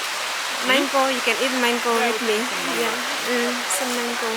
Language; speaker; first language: English; non-native, learner; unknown